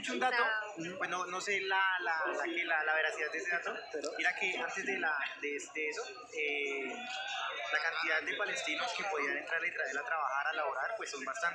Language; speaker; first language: Spanish; native; Spanish